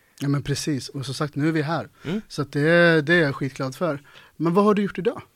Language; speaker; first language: Swedish; native; Swedish